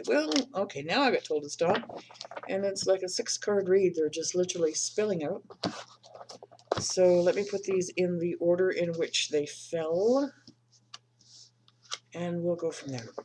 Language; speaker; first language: English; native; English